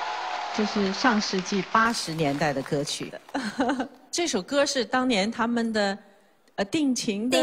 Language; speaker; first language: Chinese; native; Chinese